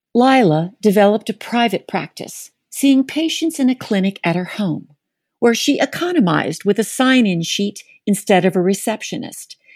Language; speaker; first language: English; native; English